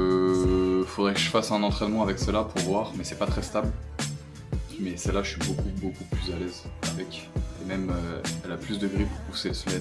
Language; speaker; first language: French; native; French